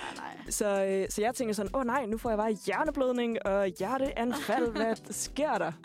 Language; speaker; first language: Danish; native; Danish